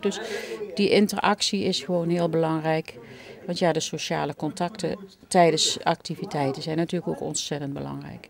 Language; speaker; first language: Dutch; native; Dutch